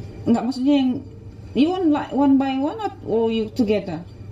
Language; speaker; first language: English; non-native, learner; Indonesian